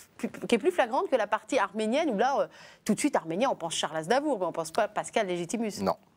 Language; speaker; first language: French; native; French